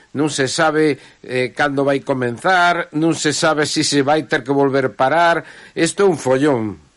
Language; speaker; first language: Galician; native; Galician